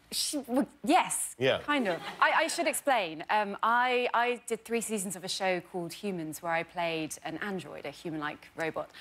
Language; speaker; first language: English; native; English